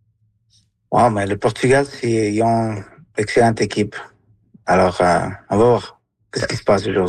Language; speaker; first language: French; non-native, fluent; Spanish